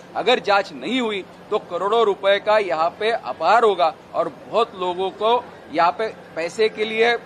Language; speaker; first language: Hindi; non-native, local second language; Marathi